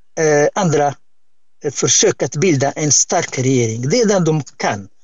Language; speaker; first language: Swedish; non-native, fluent; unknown